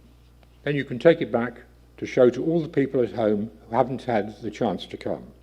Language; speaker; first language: English; native; English